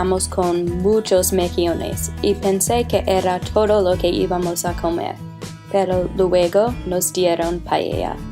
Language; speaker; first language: Spanish; non-native, learner; English